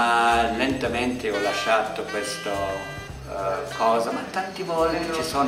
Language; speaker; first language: Italian; non-native, learner; German